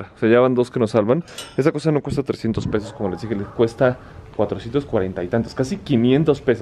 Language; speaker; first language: Spanish; native; Spanish